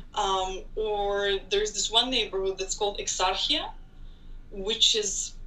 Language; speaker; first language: English; non-native, fluent; Hebrew